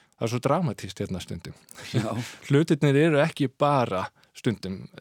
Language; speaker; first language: Icelandic; non-native, fluent; Danish